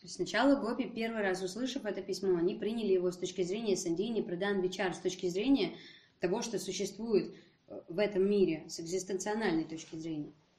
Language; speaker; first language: Russian; native; Russian